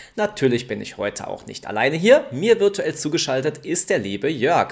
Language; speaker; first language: German; native; German